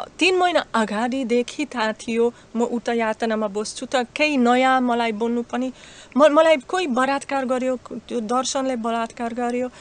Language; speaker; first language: Nepali; non-native, learner; Slovak